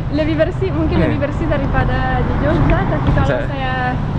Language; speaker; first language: Indonesian; non-native, learner; English